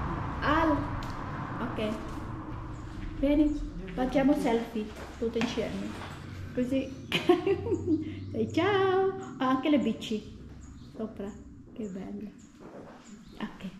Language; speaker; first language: Italian; non-native, learner; Filipino